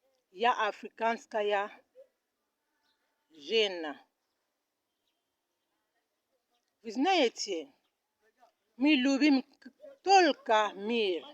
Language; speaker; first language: Russian; non-native, learner; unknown